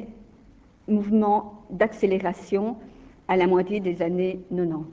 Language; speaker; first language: French; native; French